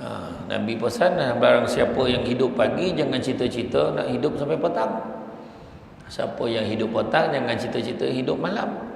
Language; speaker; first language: Malay; native; Malay